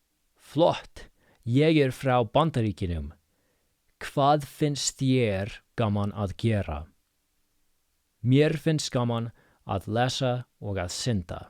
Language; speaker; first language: Icelandic; non-native, fluent; English